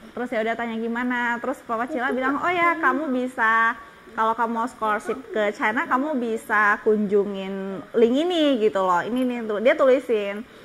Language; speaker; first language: Indonesian; native; Indonesian